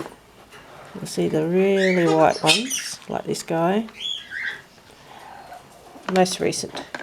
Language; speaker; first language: English; native; English